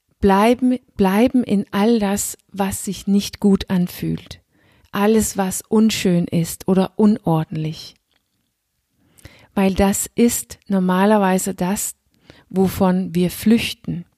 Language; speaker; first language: German; non-native, fluent; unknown